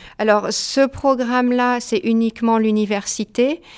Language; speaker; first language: French; native; French